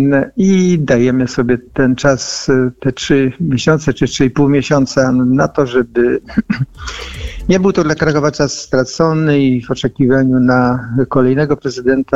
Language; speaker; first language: Polish; native; Polish